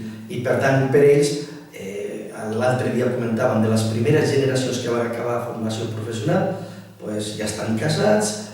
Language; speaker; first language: Catalan; non-native, local second language; Spanish